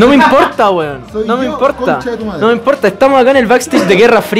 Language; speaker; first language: Spanish; native; Spanish